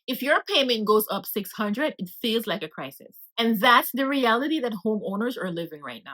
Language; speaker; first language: English; native; English